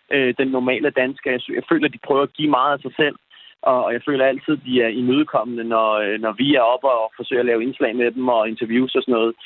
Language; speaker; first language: Danish; early bilingual, other home language; Persian